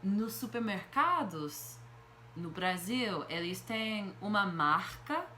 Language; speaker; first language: Portuguese; non-native, fluent; English